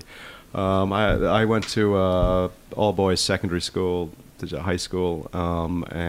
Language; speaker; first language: English; native; English